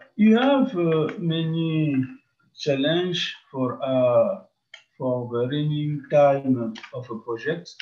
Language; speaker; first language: English; non-native, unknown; French